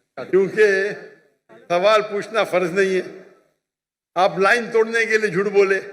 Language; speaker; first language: Urdu; non-native, local second language; Konkani